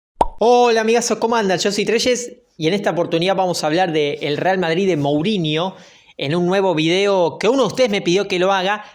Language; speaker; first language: Spanish; native; Spanish